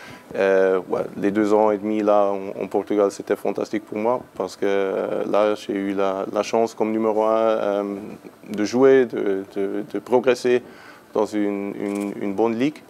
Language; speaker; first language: French; non-native, learner; German